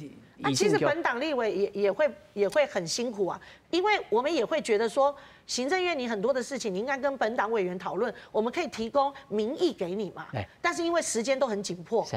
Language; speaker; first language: Chinese; native; Chinese